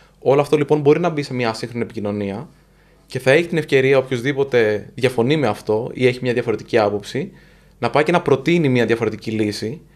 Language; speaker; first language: Greek; native; Greek